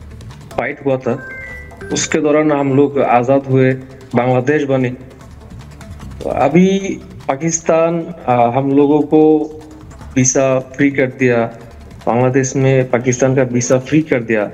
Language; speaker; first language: Hindi; non-native, local second language; Bangla